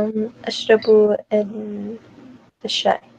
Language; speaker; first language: Arabic; non-native, learner; English